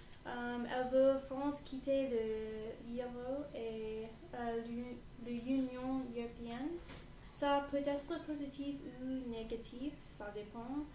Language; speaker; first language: French; non-native, learner; English